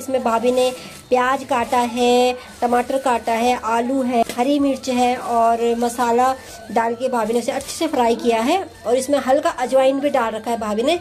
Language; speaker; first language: Hindi; native; Hindi